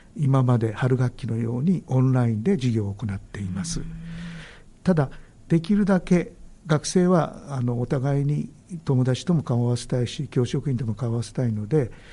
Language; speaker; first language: Japanese; native; Japanese